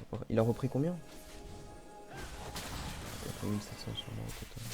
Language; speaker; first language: French; native; French